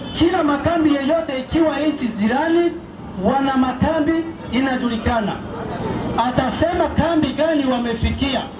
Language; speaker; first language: Swahili; non-native, local second language; Kinyarwanda